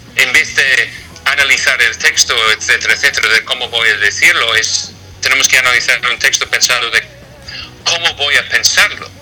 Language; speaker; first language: Spanish; non-native, fluent; English